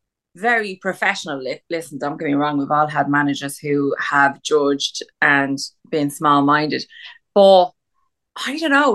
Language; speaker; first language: English; native; English